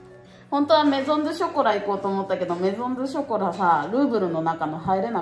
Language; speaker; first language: Japanese; native; Japanese